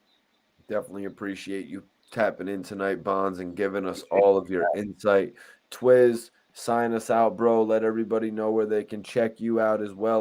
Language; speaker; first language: English; native; English